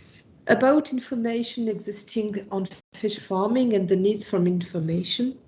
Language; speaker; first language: English; non-native, fluent; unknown